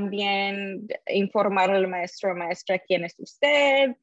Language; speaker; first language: Spanish; early bilingual, heritage; Spanish